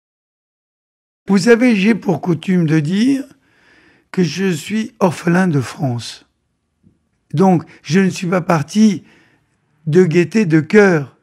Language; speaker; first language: French; native; French